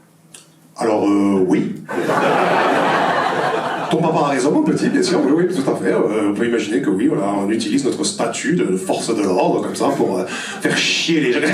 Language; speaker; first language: French; native; French